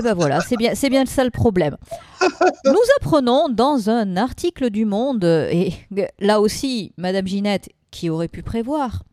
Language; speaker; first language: French; native; French